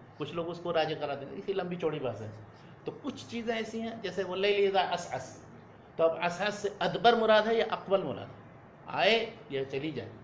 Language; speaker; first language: Urdu; native; Urdu